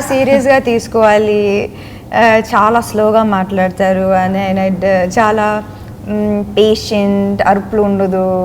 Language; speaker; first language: Telugu; non-native, fluent; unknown